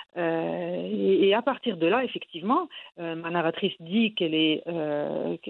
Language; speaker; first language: French; non-native, local second language; Arabic